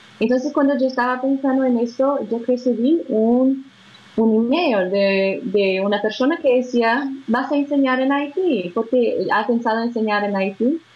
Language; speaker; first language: Spanish; non-native, fluent; Portuguese